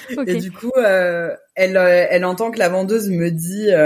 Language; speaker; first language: French; early bilingual, other home language; Portuguese